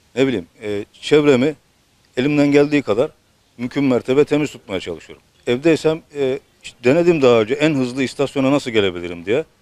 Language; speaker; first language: Turkish; native; Turkish